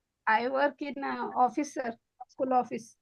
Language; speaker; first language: English; non-native, learner; Marathi